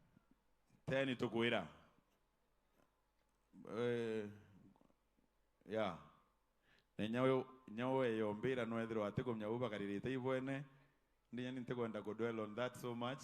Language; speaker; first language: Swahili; non-native, local second language; Meru